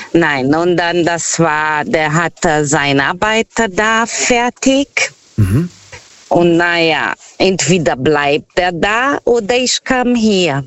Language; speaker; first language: German; non-native, learner; Portuguese